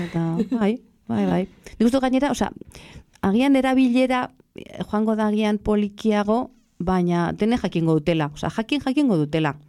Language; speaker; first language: Basque; non-native, local second language; Spanish